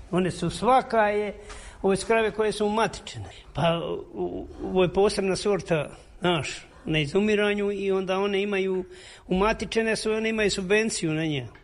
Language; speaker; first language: Serbian; native; Serbian